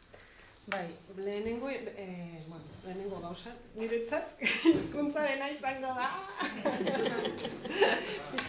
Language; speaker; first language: Basque; non-native, fluent; Catalan